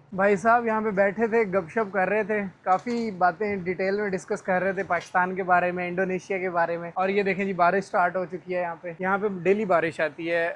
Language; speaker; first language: Urdu; non-native, local second language; Punjabi